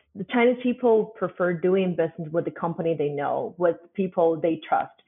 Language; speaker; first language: English; non-native, fluent; Chinese